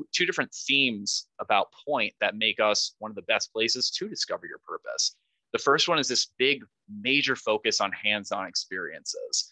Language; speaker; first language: English; native; English